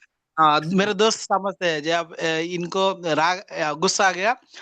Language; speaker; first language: Hindi; non-native, learner; Bangla